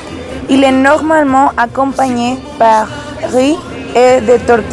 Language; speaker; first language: French; non-native, learner; Spanish